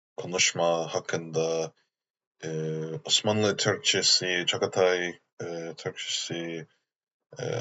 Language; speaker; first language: Turkish; non-native, learner; English